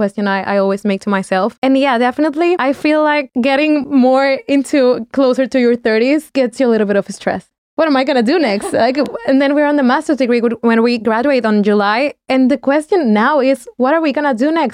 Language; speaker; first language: English; non-native, fluent; Spanish